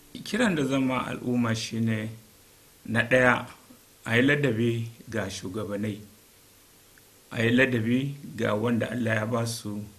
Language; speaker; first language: Hausa; non-native, local second language; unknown